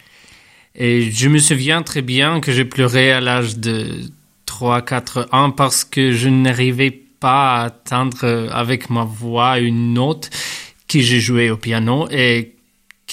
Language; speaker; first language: French; non-native, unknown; Russian